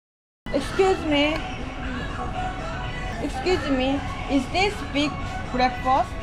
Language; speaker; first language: English; non-native, learner; Korean